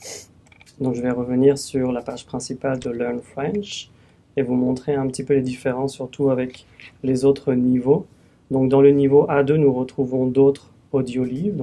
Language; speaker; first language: French; native; French